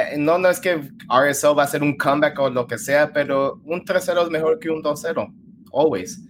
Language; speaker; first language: Spanish; early bilingual, heritage; Spanish